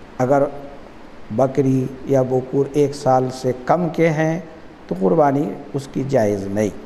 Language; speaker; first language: Urdu; native; Urdu